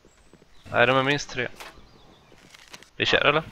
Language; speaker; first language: Swedish; native; Swedish